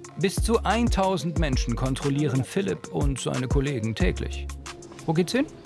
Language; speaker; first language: German; native; German